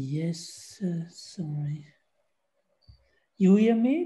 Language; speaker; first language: English; non-native, fluent; French